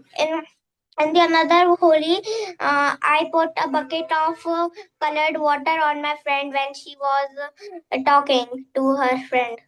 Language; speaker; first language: English; non-native, fluent; Hindi